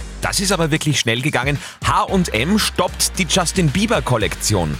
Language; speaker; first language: German; native; German